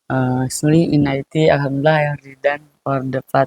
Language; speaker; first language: English; non-native, learner; Indonesian